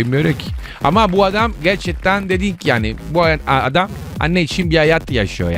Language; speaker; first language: Turkish; non-native, learner; Italian